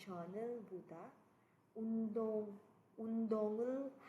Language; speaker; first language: Korean; non-native, fluent; Cebuano